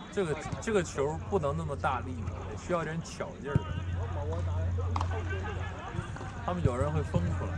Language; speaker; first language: Chinese; native; Chinese